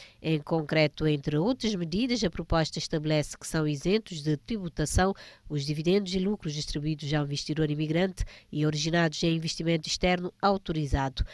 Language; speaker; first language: Portuguese; non-native, local second language; Kabuverdianu